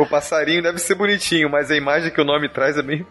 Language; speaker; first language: Portuguese; native; Portuguese